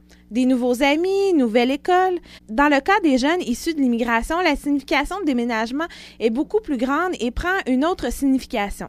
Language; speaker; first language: French; native; French